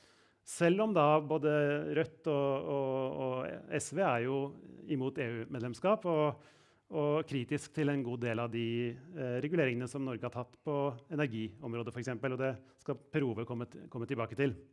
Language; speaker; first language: Norwegian; native; Norwegian